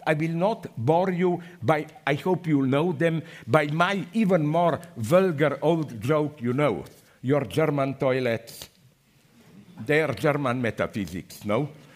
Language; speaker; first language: English; non-native, fluent; Slovenian